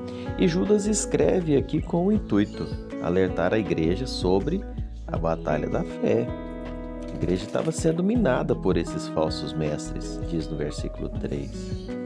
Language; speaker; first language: Portuguese; native; Portuguese